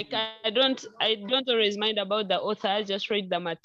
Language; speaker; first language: English; non-native, local second language; Nyankole